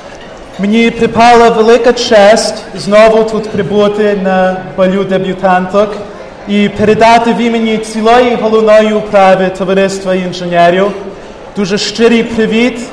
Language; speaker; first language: Ukrainian; early bilingual, heritage; Ukrainian